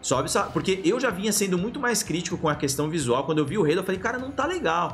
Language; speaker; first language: Portuguese; native; Portuguese